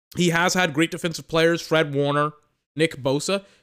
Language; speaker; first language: English; native; English